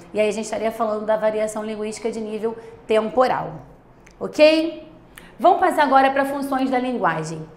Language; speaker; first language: Portuguese; native; Portuguese